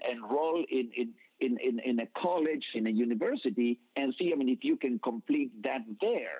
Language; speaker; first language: English; non-native, fluent; Spanish